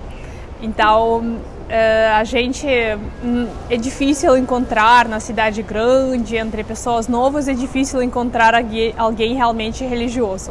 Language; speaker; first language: Portuguese; non-native, fluent; Russian